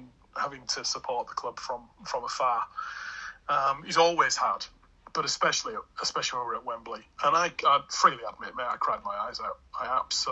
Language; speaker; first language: English; native; English